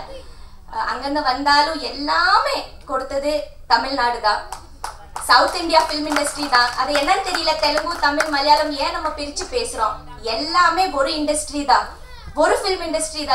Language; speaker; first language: Tamil; non-native, local second language; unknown